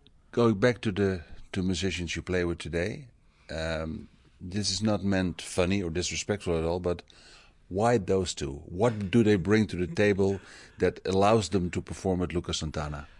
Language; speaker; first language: English; non-native, fluent; Dutch